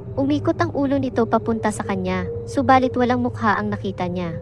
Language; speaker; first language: Filipino; native; Filipino